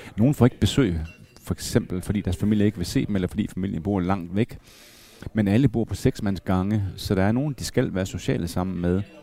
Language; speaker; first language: Danish; native; Danish